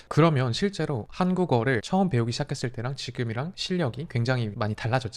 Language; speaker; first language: Korean; native; Korean